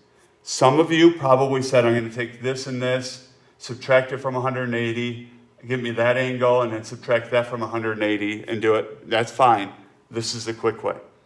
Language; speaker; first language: English; native; English